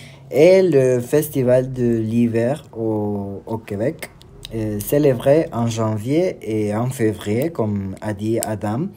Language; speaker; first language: French; non-native, learner; Spanish